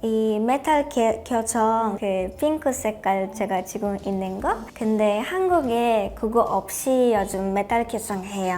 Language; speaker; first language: Korean; non-native, learner; Polish